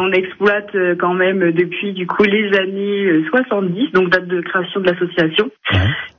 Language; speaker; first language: French; native; French